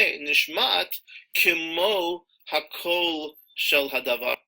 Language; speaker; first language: Hebrew; non-native, fluent; English